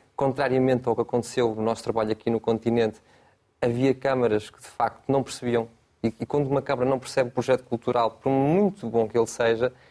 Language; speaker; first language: Portuguese; native; Portuguese